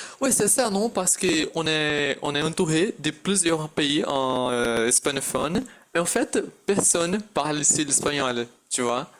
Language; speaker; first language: French; non-native, fluent; Portuguese